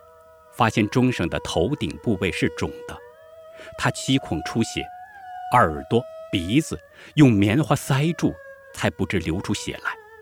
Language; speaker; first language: Chinese; native; Chinese